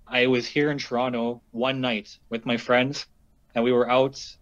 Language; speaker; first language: English; native; English